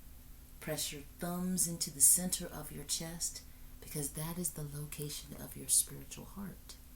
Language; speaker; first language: English; native; English